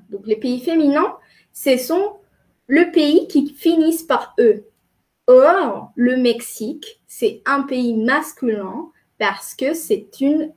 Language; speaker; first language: French; non-native, fluent; Spanish